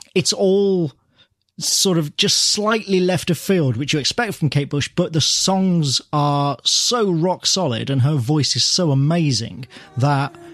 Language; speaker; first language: English; native; English